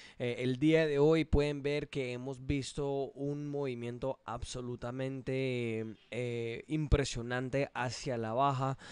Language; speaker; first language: Spanish; early bilingual, heritage; English